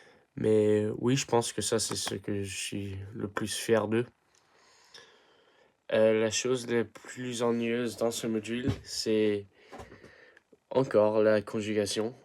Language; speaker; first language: French; early bilingual, heritage; English